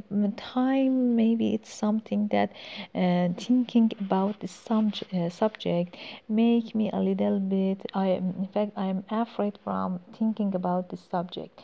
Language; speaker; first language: English; non-native, learner; Persian